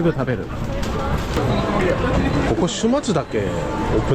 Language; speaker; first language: Japanese; non-native, learner; Korean